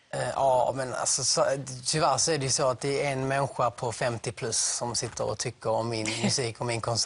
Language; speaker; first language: Swedish; native; Swedish